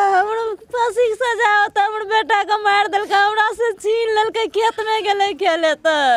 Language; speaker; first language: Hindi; non-native, local second language; Bhojpuri